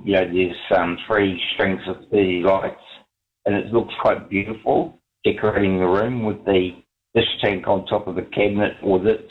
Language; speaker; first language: English; native; English